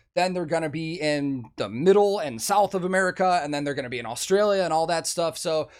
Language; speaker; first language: English; native; English